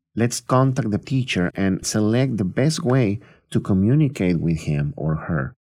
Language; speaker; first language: English; non-native, fluent; Spanish